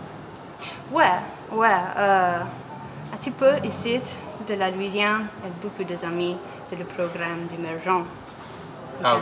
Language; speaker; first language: French; non-native, local second language; English